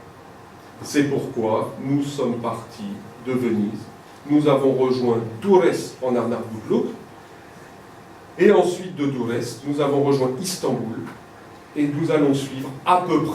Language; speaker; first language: French; native; French